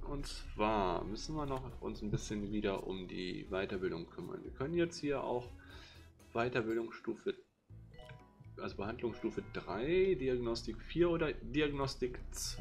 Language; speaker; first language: German; native; German